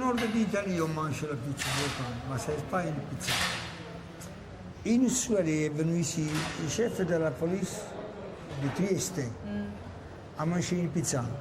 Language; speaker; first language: French; non-native, learner; Italian